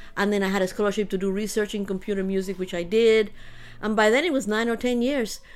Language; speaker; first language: English; early bilingual, other home language; Spanish